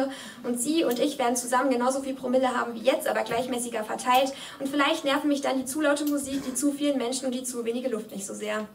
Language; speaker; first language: German; native; German